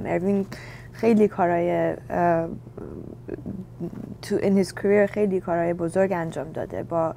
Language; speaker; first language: Persian; early bilingual, heritage; Persian